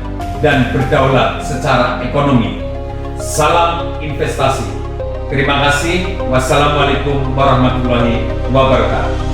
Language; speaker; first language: Indonesian; native; Indonesian